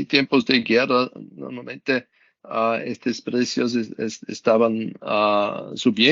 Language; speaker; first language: Spanish; non-native, learner; German